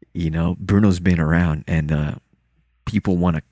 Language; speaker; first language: English; early bilingual, other home language; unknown